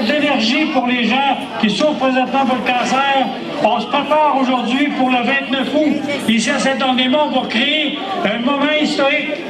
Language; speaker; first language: French; native; French